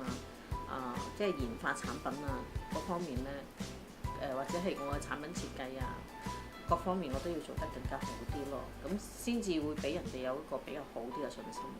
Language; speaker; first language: Cantonese; native; Cantonese